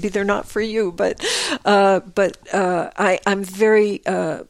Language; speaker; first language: English; native; English